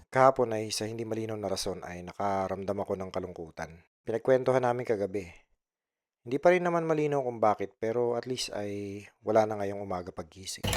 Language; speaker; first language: Filipino; native; Filipino